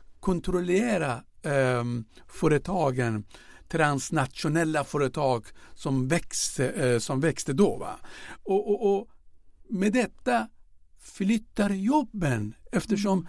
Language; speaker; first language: Swedish; non-native, fluent; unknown